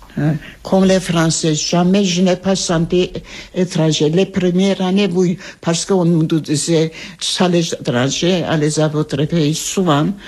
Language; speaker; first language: French; non-native, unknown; Armenian